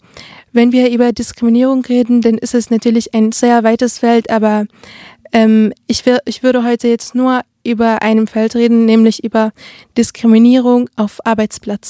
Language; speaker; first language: German; early bilingual, other home language; Arabic